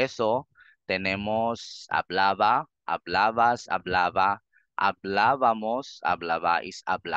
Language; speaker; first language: Spanish; non-native, fluent; Filipino